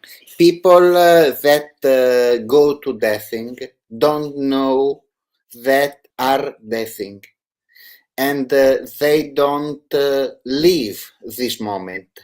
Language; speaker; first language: English; non-native, learner; Italian